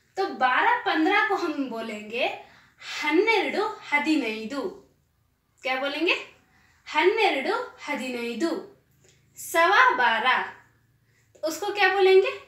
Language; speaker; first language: Hindi; non-native, local second language; Kannada